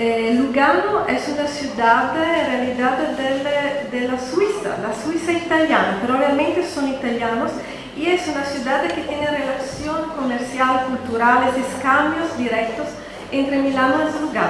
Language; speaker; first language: Spanish; non-native, fluent; Italian